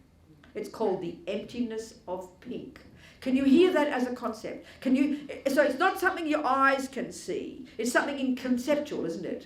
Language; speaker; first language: English; native; English